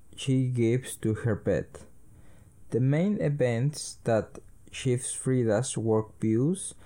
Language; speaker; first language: English; early bilingual, other home language; Spanish